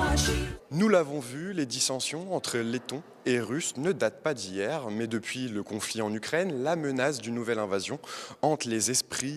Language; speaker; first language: French; native; French